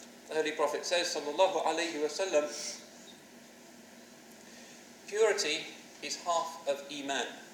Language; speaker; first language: English; native; English